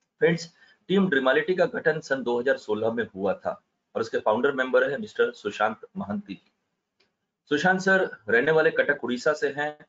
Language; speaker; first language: Hindi; native; Hindi